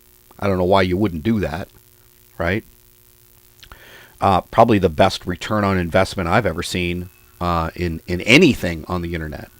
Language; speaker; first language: English; native; English